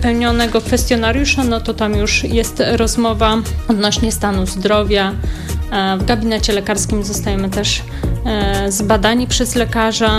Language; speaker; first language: Polish; native; Polish